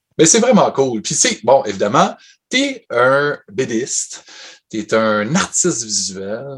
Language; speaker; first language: French; native; French